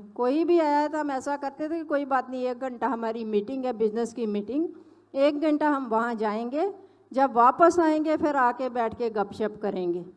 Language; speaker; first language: Hindi; non-native, local second language; Punjabi